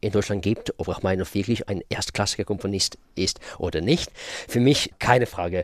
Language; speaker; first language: German; non-native, fluent; Russian